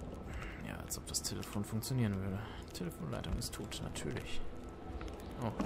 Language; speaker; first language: German; native; German